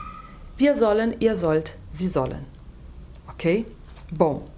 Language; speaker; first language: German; non-native, fluent; Portuguese